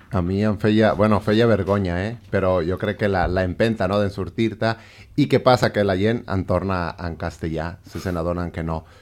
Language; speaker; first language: Catalan; non-native, fluent; Spanish